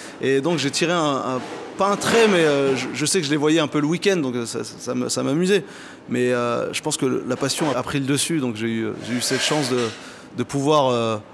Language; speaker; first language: French; early bilingual, other home language; Arabic